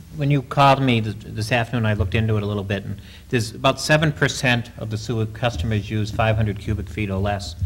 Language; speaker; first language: English; native; English